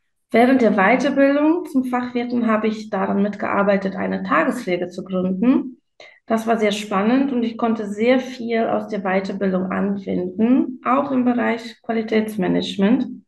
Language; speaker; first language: German; non-native, fluent; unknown